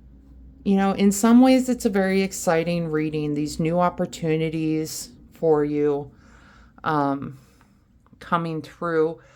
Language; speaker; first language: English; native; English